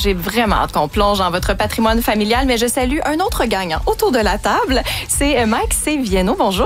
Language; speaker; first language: French; native; French